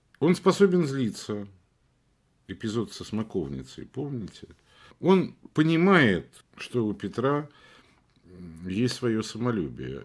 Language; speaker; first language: Russian; native; Russian